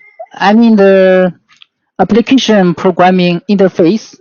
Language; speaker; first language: English; non-native, learner; Chinese